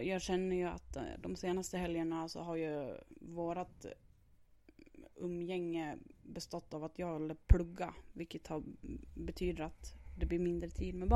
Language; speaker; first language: Swedish; native; Swedish